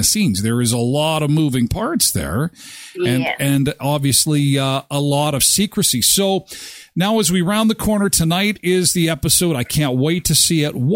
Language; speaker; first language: English; native; English